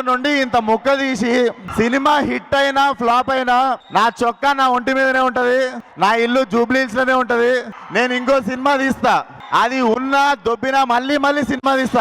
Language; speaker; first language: Telugu; native; Telugu